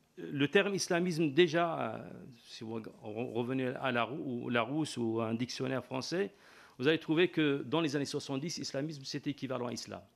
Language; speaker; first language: French; non-native, local second language; Arabic